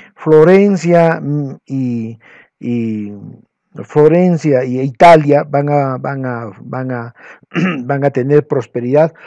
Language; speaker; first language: Spanish; non-native, local second language; Quechua